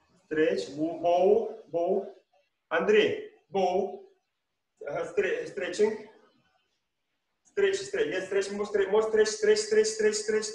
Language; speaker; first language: English; non-native, learner; Russian